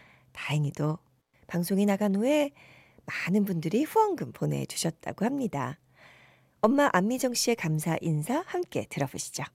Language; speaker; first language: Korean; native; Korean